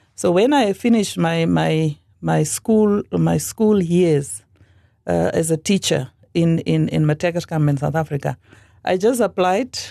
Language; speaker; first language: English; non-native, local second language; Afrikaans